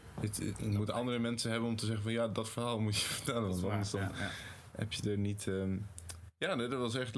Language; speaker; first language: Dutch; native; Dutch